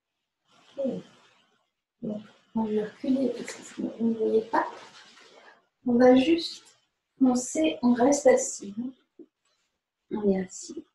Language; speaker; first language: French; native; French